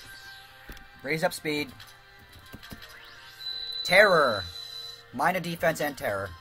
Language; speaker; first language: English; native; English